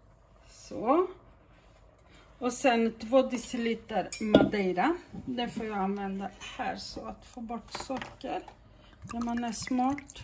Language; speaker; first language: Swedish; non-native, fluent; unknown